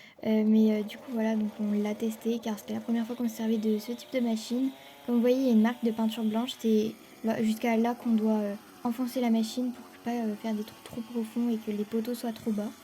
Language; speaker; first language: French; native; French